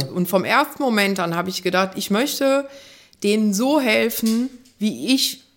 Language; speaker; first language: German; native; German